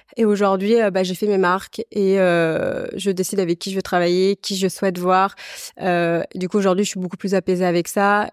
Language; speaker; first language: French; native; French